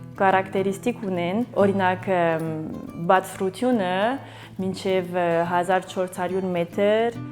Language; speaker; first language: Armenian; early bilingual, heritage; Armenian